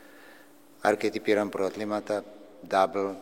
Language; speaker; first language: Greek; non-native, fluent; Serbian